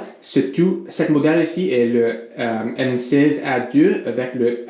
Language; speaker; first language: French; non-native, learner; English